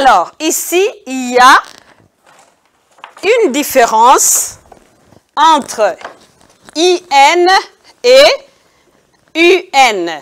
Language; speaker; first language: French; non-native, local second language; Kinyarwanda